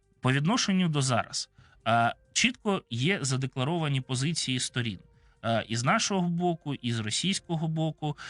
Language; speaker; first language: Ukrainian; non-native, local second language; Russian